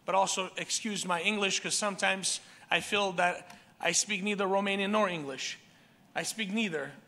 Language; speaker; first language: English; early bilingual, other home language; Romanian